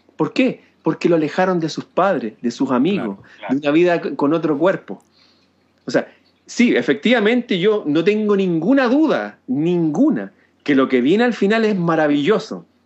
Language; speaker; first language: Spanish; native; Spanish